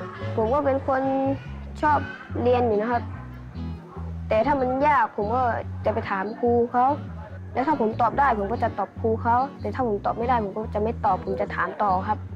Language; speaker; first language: Thai; early bilingual, other home language; Shan